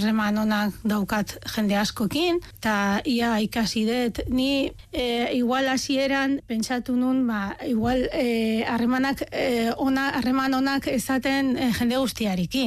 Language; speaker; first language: Basque; non-native, fluent; Arabic